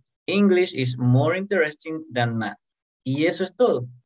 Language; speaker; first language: English; non-native, fluent; Spanish